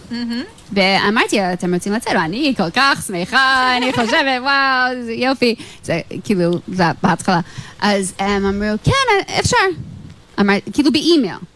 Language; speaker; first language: Hebrew; non-native, fluent; English